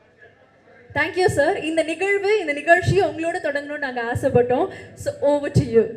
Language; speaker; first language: Tamil; native; Tamil